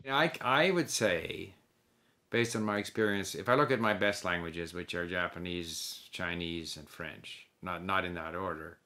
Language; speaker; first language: English; early bilingual, other home language; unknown